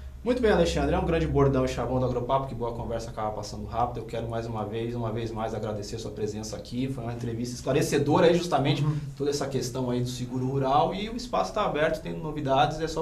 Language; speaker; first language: Portuguese; native; Portuguese